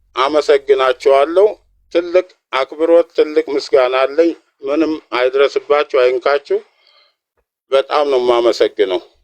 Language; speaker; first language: Amharic; native; Amharic